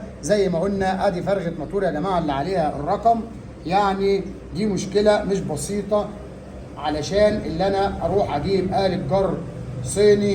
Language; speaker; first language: Arabic; native; Arabic